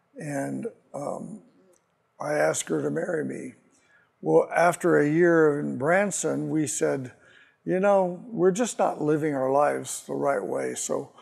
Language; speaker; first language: English; native; English